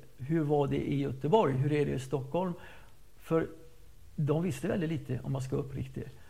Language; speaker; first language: Swedish; native; Swedish